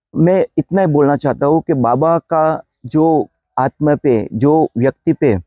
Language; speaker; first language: Hindi; non-native, local second language; Gujarati